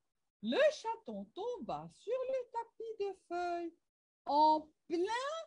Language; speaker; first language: French; non-native, local second language; Arabic